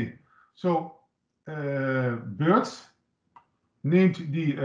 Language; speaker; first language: German; non-native, learner; Dutch